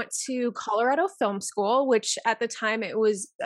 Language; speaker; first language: English; native; English